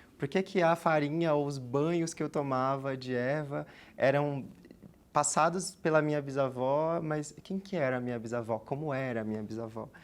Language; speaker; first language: Portuguese; native; Portuguese